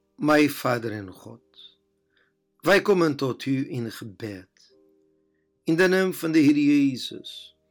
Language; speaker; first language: Dutch; non-native, fluent; Portuguese